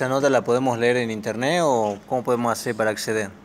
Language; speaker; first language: Spanish; native; Spanish